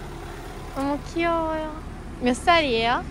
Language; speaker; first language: Korean; non-native, learner; Hindi